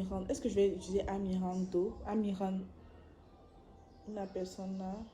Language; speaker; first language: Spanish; non-native, learner; French